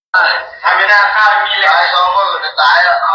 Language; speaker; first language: Thai; native; Thai